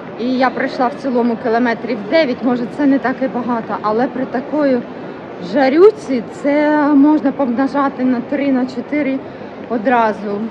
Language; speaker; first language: Ukrainian; non-native, local second language; Russian